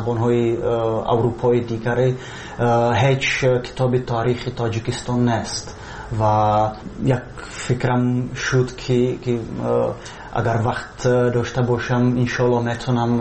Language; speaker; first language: Persian; non-native, learner; Czech